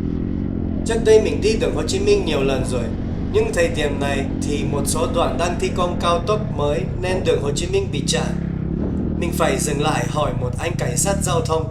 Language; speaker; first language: Vietnamese; non-native, fluent; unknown